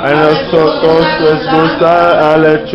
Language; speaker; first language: Spanish; non-native, learner; English